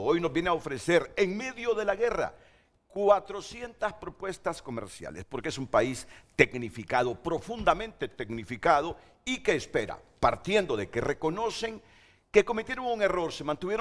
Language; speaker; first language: Spanish; native; Spanish